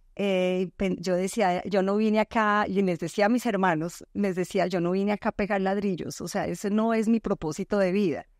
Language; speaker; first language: Spanish; native; Spanish